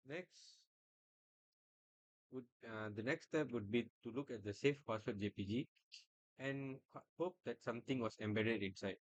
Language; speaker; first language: English; non-native, local second language; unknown